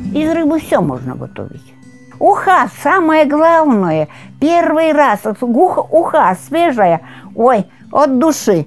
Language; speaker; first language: Russian; non-native, local second language; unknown